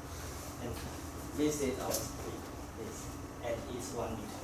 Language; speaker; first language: English; non-native, learner; Chinese